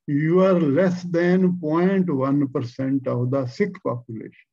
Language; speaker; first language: English; non-native, local second language; Punjabi